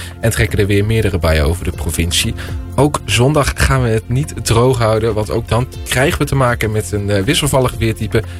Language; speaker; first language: Dutch; native; Dutch